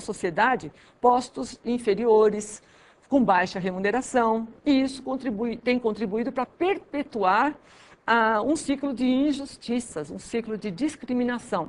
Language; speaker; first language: Portuguese; native; Portuguese